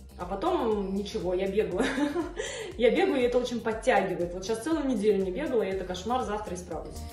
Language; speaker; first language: Russian; native; Russian